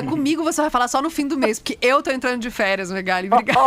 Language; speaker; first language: Portuguese; native; Portuguese